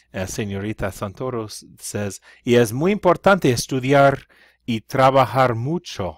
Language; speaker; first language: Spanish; non-native, fluent; English